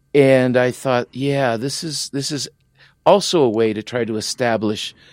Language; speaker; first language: English; early bilingual, other home language; Spanish